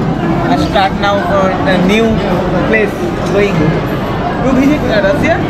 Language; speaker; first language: English; non-native, learner; Bangla